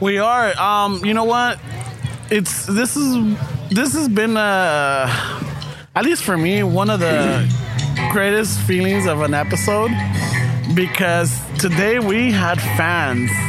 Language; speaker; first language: English; early bilingual, other home language; Spanish